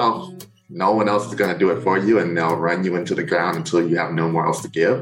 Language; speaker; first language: English; native; English